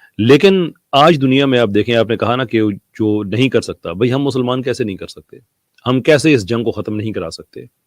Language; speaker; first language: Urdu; non-native, local second language; Punjabi